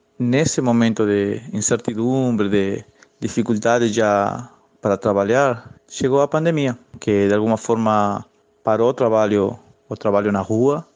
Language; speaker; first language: Portuguese; non-native, fluent; Spanish